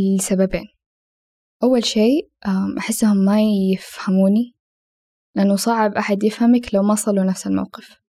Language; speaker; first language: Arabic; native; Arabic